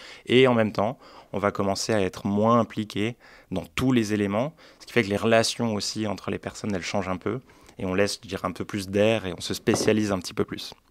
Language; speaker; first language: French; native; French